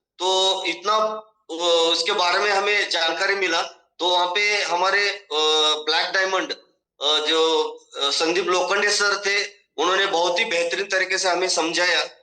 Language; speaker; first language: Hindi; non-native, local second language; Marathi